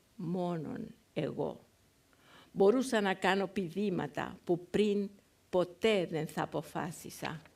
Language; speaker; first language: Greek; non-native, fluent; Spanish